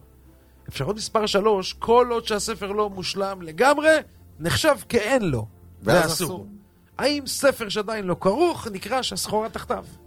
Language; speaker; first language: Hebrew; native; Hebrew